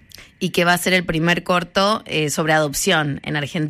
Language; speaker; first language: Spanish; native; Spanish